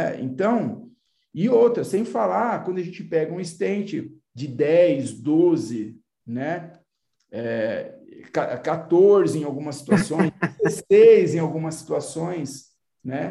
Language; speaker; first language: Portuguese; native; Portuguese